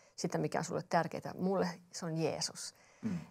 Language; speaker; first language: Finnish; native; Finnish